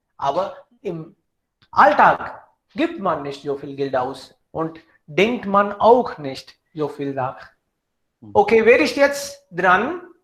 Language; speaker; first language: German; non-native, fluent; Hindi